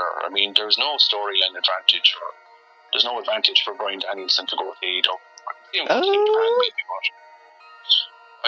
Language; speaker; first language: English; native; English